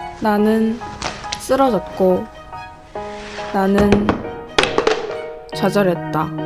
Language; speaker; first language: Korean; native; Korean